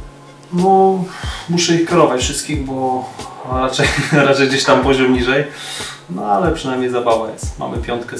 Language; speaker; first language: Polish; native; Polish